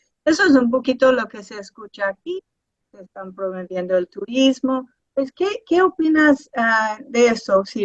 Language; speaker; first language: Spanish; non-native, fluent; English